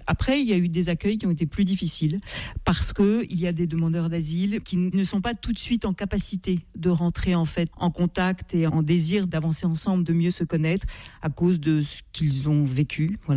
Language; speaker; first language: French; native; French